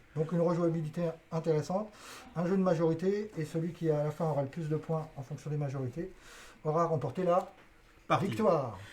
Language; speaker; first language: French; native; French